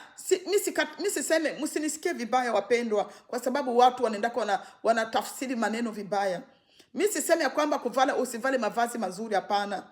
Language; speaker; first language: Swahili; native; Swahili